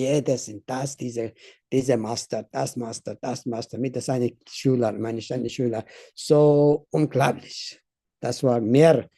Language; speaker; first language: German; non-native, learner; Tibetan